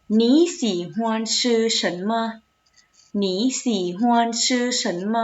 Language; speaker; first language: Chinese; non-native, learner; Thai